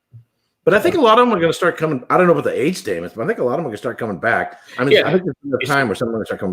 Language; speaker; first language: English; native; English